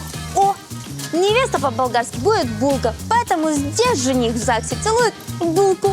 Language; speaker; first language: Russian; native; Russian